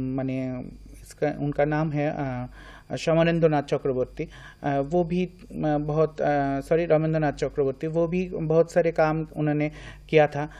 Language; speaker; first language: Hindi; non-native, local second language; Bangla